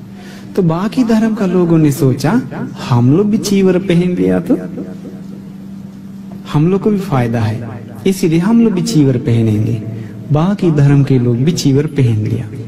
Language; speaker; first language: Hindi; non-native, fluent; Sinhala